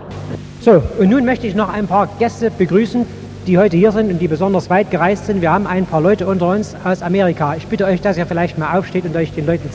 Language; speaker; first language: German; native; German